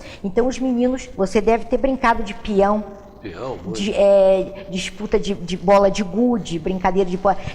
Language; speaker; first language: Portuguese; native; Portuguese